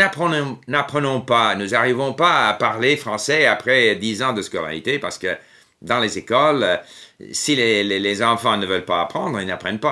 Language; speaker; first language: French; non-native, fluent; English